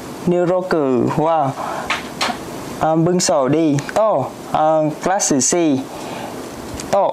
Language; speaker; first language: Japanese; non-native, learner; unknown